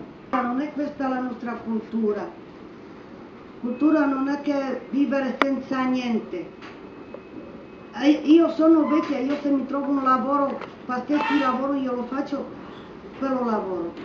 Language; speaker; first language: Italian; non-native, fluent; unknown